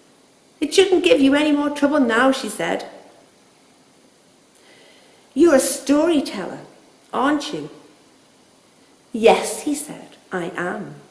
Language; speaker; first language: English; native; English